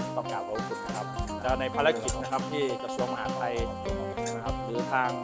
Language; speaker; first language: Thai; non-native, local second language; Northeastern Thai